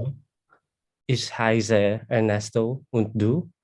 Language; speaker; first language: German; non-native, learner; Filipino